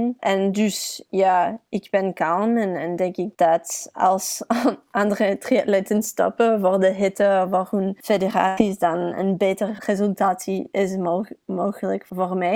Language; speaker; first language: Dutch; early bilingual, heritage; English